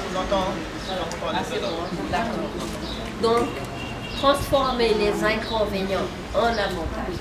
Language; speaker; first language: French; non-native, local second language; Wolof